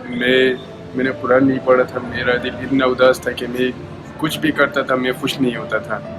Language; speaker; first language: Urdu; non-native, local second language; Khowar